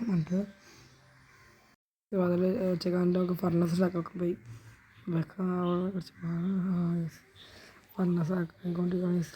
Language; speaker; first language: Malayalam; native; Malayalam